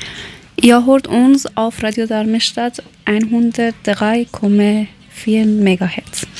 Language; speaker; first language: German; non-native, learner; Persian